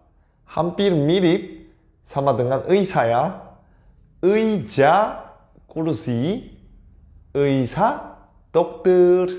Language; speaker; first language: Indonesian; non-native, fluent; Korean